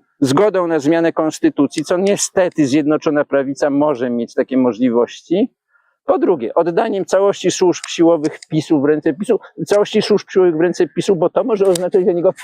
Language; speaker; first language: Polish; native; Polish